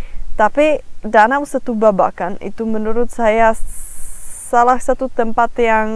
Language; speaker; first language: Indonesian; non-native, fluent; Czech